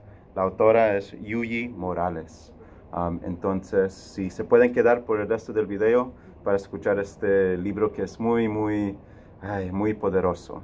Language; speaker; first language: Spanish; early bilingual, heritage; Spanish